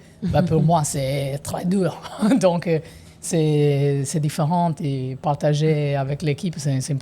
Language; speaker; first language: French; non-native, learner; Italian